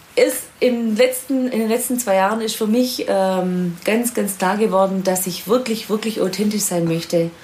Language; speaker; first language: German; native; German